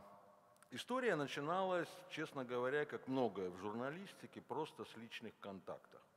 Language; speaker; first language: Russian; native; Russian